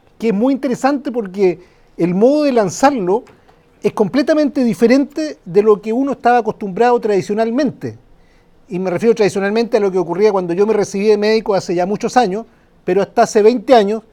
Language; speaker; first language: Spanish; native; Spanish